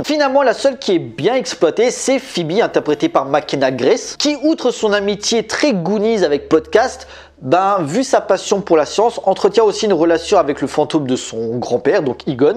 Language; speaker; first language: French; native; French